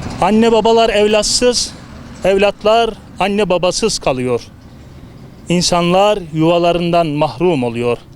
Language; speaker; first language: Turkish; native; Turkish